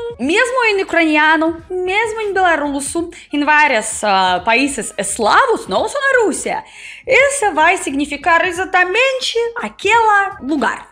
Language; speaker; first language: Portuguese; non-native, learner; Russian